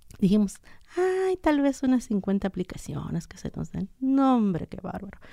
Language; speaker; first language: Spanish; early bilingual, heritage; Spanish